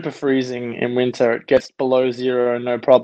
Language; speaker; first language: English; native; English